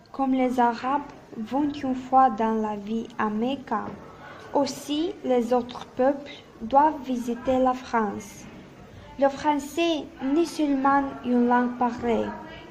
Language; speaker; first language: French; non-native, learner; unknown